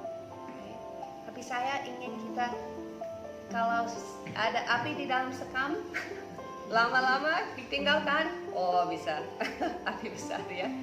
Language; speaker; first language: Indonesian; non-native, fluent; English